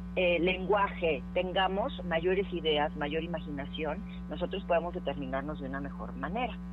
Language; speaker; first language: Spanish; native; Spanish